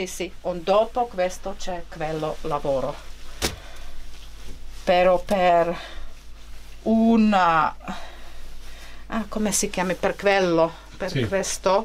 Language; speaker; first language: Italian; non-native, learner; Czech